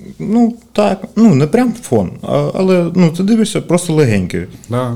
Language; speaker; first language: Ukrainian; native; Ukrainian